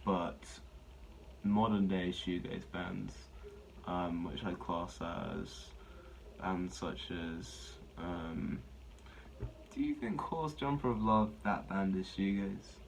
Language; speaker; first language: English; native; English